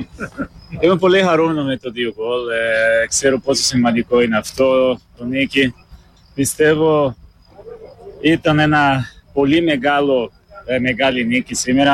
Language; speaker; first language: Greek; non-native, learner; Portuguese